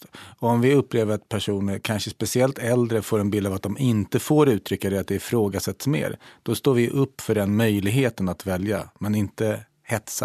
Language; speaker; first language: Swedish; native; Swedish